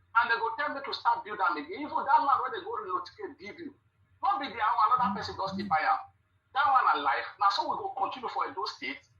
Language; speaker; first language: Nigerian Pidgin; non-native, local second language; Bini